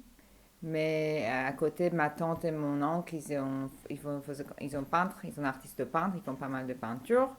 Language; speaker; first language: French; non-native, fluent; Persian